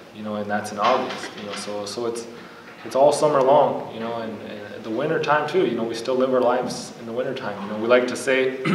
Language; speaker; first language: English; native; English